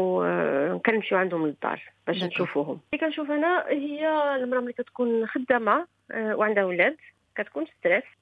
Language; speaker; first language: Arabic; early bilingual, heritage; Arabic